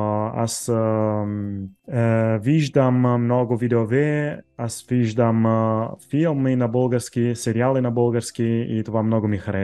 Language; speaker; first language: Bulgarian; non-native, learner; Italian